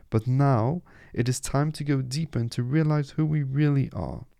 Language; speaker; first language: English; non-native, fluent; French